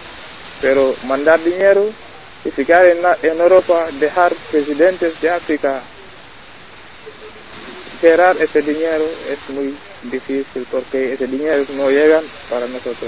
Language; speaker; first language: Spanish; non-native, learner; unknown